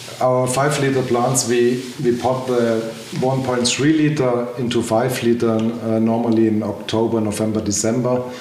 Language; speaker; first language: English; non-native, learner; German